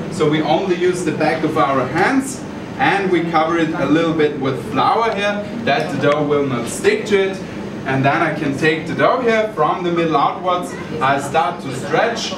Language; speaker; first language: English; non-native, fluent; German